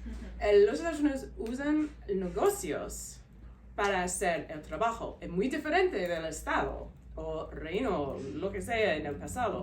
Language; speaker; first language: Spanish; non-native, learner; English